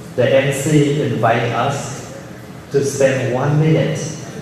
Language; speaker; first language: English; early bilingual, other home language; Vietnamese